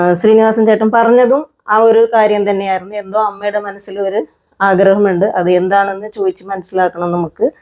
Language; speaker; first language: Malayalam; non-native, local second language; Konkani